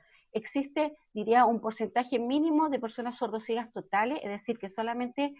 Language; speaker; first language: Spanish; native; Spanish